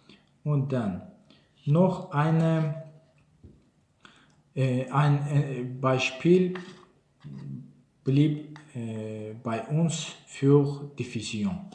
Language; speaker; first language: German; non-native, learner; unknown